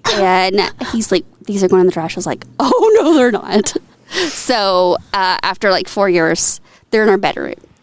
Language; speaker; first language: English; native; English